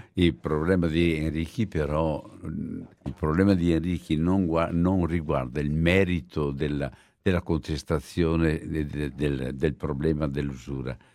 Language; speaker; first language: Italian; native; Italian